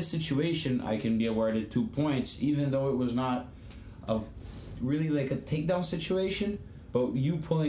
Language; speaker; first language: English; non-native, fluent; Portuguese